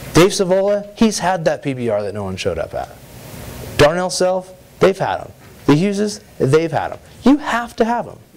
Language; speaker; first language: English; native; English